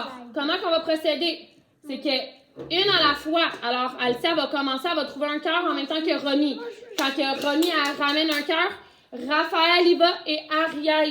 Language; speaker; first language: French; native; French